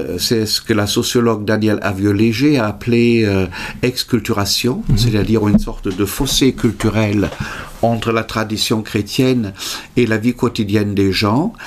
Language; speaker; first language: French; non-native, fluent; German